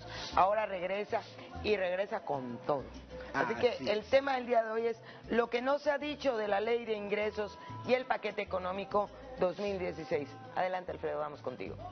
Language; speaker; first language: Spanish; native; Spanish